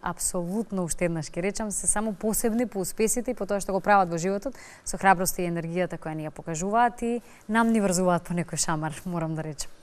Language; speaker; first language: Macedonian; native; Macedonian